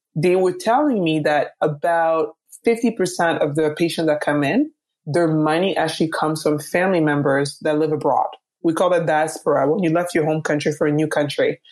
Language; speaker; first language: English; early bilingual, other home language; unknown